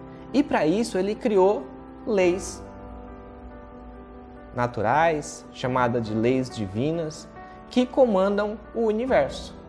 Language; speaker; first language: Portuguese; native; Portuguese